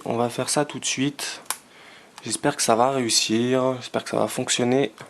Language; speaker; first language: French; native; French